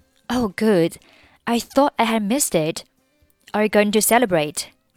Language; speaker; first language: English; non-native, fluent; Chinese